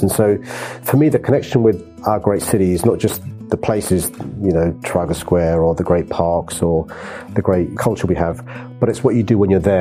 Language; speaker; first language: English; native; English